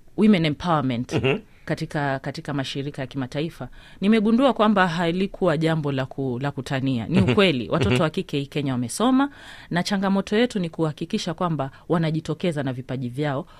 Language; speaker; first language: Swahili; native; Swahili